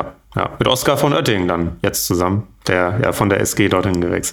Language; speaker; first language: German; native; German